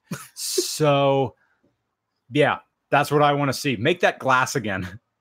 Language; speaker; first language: English; native; English